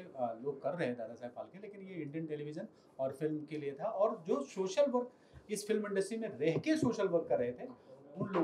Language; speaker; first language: Hindi; native; Hindi